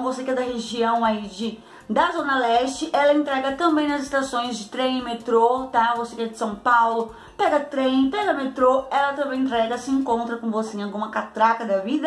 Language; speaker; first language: Portuguese; native; Portuguese